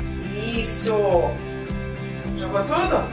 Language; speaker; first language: Portuguese; native; Portuguese